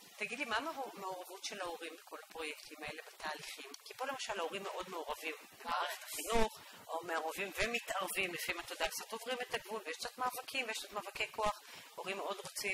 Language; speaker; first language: Hebrew; native; Hebrew